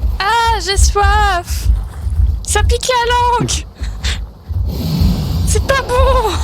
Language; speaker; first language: French; native; French